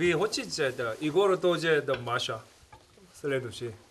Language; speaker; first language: Russian; non-native, learner; Korean